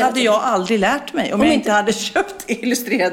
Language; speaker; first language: Swedish; native; Swedish